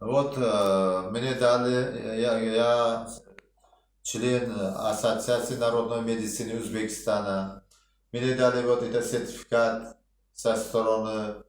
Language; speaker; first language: Russian; non-native, local second language; Uzbek